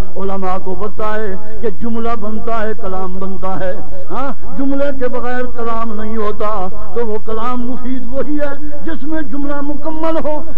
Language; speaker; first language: Urdu; non-native, local second language; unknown